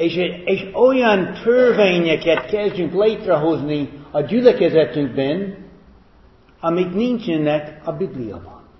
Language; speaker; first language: Hungarian; non-native, fluent; English